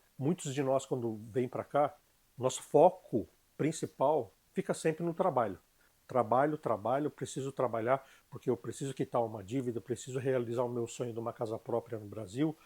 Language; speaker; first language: Portuguese; native; Portuguese